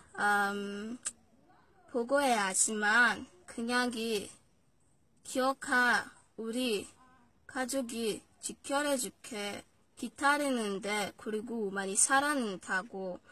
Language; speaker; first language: Korean; non-native, learner; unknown